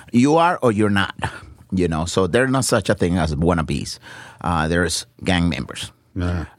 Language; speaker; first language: English; non-native, fluent; Spanish